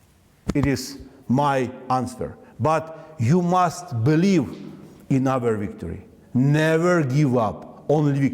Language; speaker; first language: English; non-native, learner; Ukrainian